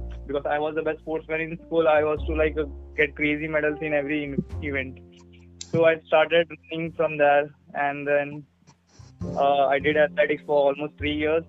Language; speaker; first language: English; non-native, local second language; Marathi